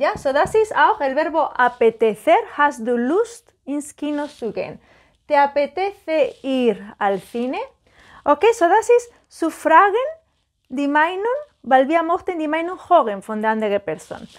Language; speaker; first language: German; non-native, learner; Spanish